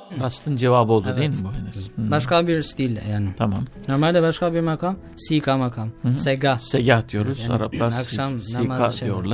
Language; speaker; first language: Turkish; non-native, learner; Albanian